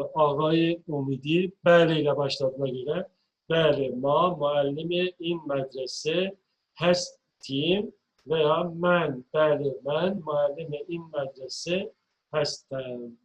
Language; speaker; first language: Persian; non-native, fluent; Turkish